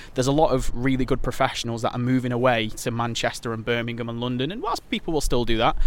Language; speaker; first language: English; native; English